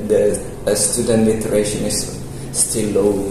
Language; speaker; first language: English; non-native, local second language; Indonesian